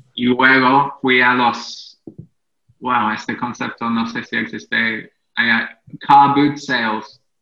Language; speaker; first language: Spanish; non-native, fluent; English